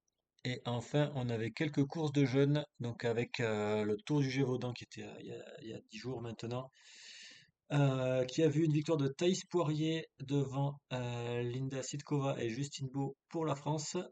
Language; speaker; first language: French; native; French